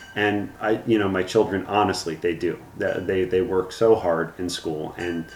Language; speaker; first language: English; native; English